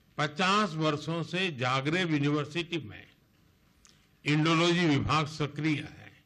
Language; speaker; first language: Hindi; non-native, local second language; Gujarati